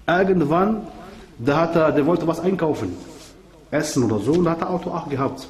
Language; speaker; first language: German; non-native, fluent; Arabic